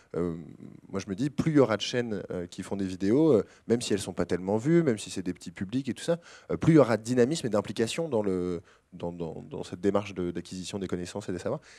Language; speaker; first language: French; native; French